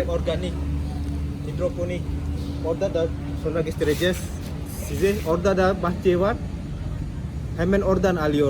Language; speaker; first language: Turkish; non-native, learner; Indonesian